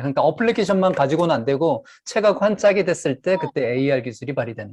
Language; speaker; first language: Korean; native; Korean